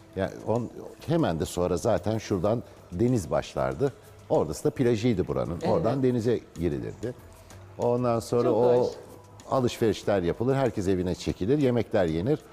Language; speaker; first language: Turkish; native; Turkish